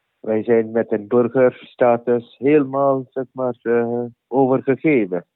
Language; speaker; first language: Dutch; non-native, learner; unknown